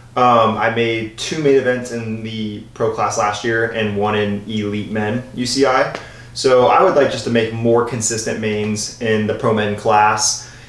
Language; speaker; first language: English; native; English